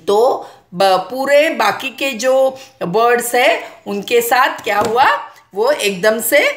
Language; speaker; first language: Hindi; non-native, local second language; Marathi